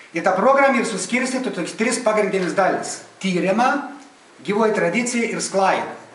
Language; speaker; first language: Lithuanian; native; Lithuanian